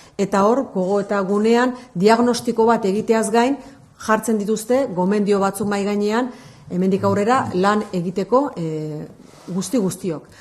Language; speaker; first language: Basque; native; Basque